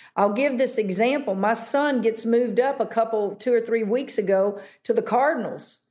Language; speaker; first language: English; native; English